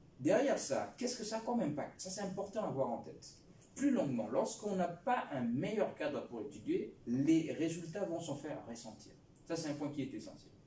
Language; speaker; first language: French; non-native, local second language; Lingala